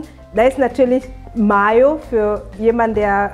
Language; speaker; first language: German; non-native, fluent; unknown